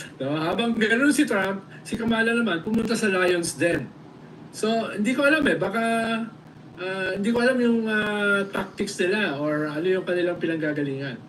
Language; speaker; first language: Filipino; native; Filipino